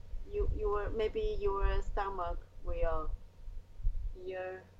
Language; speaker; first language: English; non-native, learner; Chinese